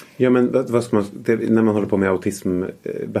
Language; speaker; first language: Swedish; native; Swedish